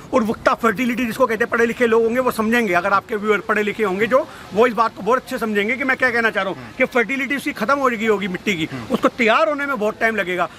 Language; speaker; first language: Hindi; native; Hindi